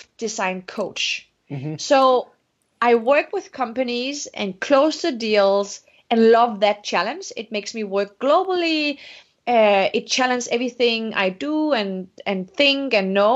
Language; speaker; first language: English; non-native, fluent; Danish